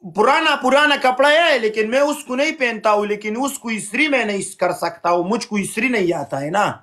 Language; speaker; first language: Urdu; non-native, learner; Pashto